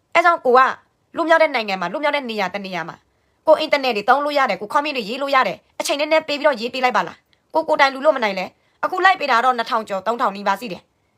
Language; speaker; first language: Burmese; non-native, local second language; S'gaw Karen